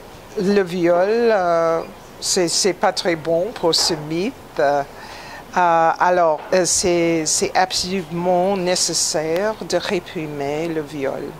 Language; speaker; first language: French; non-native, fluent; English